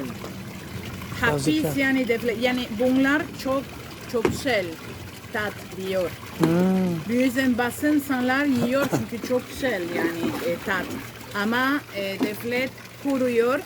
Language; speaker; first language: Turkish; non-native, learner; Spanish